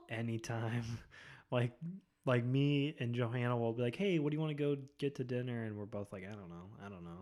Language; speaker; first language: English; native; English